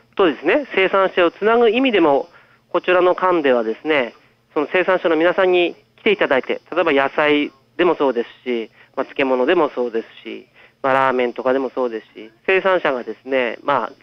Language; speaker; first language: Japanese; native; Japanese